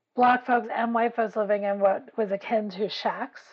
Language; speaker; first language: English; native; English